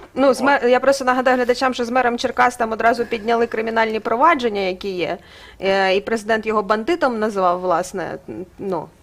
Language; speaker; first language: Ukrainian; native; Ukrainian